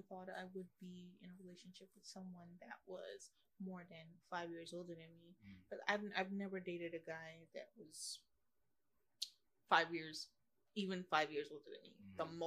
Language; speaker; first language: English; non-native, local second language; Yoruba